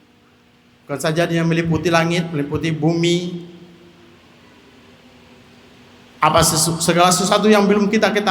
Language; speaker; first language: Indonesian; native; Indonesian